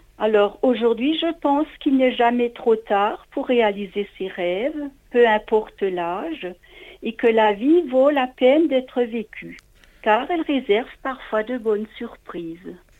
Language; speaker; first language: French; non-native, local second language; Swiss German